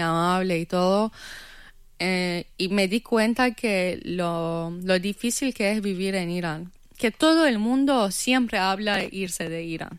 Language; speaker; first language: Spanish; non-native, fluent; Persian